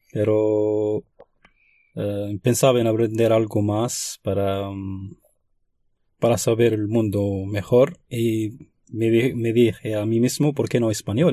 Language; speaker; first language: Spanish; non-native, fluent; Arabic